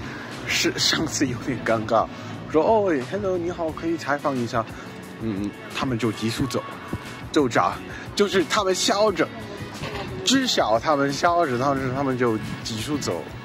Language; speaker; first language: Chinese; non-native, learner; English